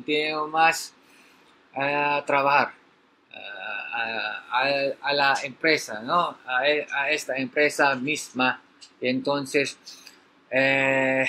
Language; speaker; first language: Spanish; non-native, learner; Filipino